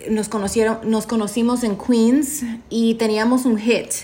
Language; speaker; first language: Spanish; early bilingual, other home language; English